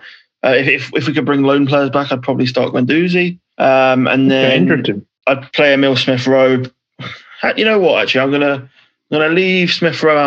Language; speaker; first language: English; native; English